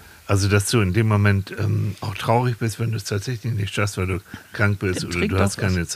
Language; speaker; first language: German; native; German